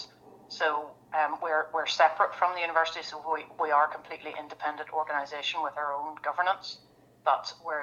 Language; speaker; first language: English; native; English